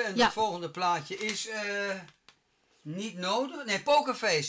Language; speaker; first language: Dutch; native; Dutch